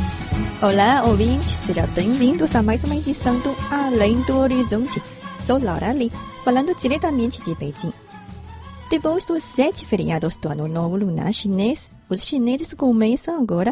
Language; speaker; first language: Portuguese; non-native, fluent; Chinese